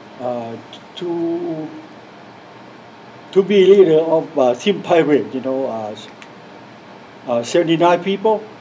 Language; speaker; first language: English; non-native, learner; Lao